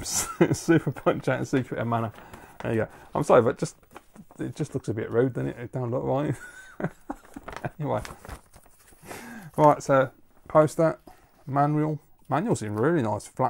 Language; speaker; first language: English; native; English